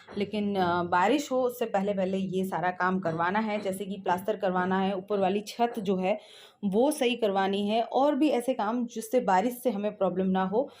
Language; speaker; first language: Hindi; native; Hindi